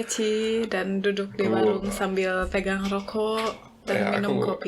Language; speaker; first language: Indonesian; native; Indonesian